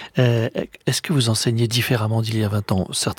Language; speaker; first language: French; native; French